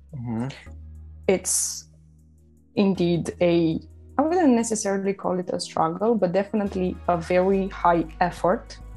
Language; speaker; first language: English; non-native, fluent; Romanian